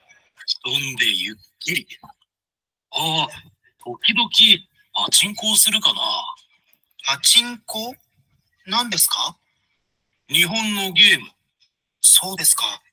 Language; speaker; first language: Japanese; non-native, learner; Bangla